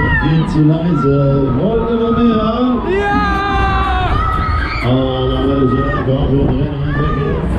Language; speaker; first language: German; native; German